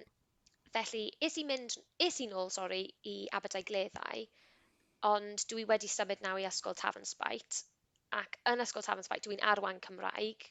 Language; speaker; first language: Welsh; non-native, local second language; English